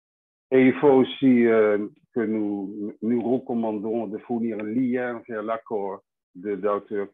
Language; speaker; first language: French; non-native, fluent; Dutch